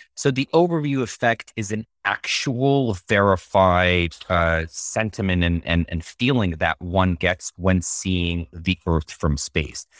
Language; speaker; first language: English; early bilingual, other home language; Russian